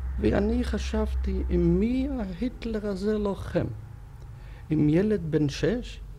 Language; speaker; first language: Hebrew; non-native, fluent; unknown